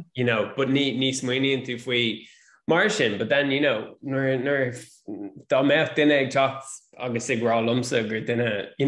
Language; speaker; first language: Irish; non-native, local second language; English